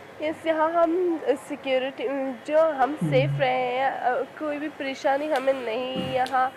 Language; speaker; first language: Hindi; non-native, learner; Pashto